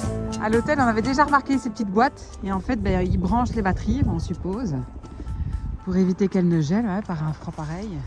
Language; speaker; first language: French; native; French